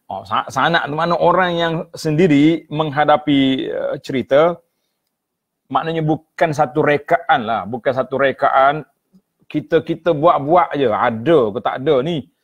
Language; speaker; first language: Malay; native; Malay